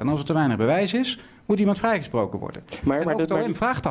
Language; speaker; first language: Dutch; native; Dutch